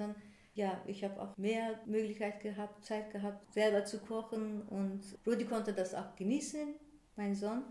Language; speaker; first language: German; non-native, fluent; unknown